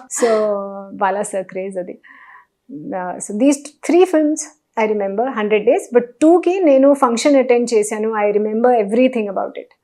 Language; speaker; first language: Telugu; non-native, local second language; Hindi